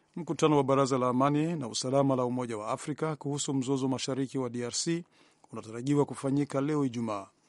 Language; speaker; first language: Swahili; non-native, local second language; Rundi